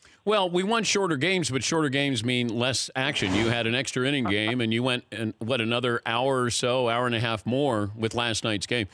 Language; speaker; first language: English; native; English